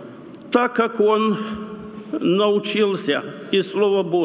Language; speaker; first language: Russian; non-native, local second language; Romanian